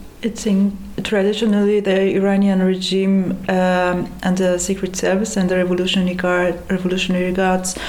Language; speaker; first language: English; non-native, fluent; Persian